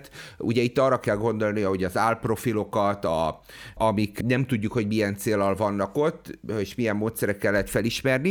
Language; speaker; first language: Hungarian; native; Hungarian